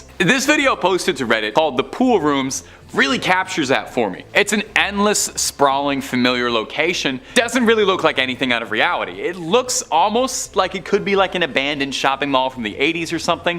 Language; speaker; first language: English; native; English